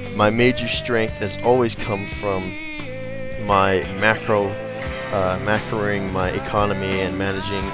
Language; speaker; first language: English; native; English